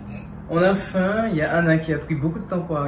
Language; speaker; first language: French; native; French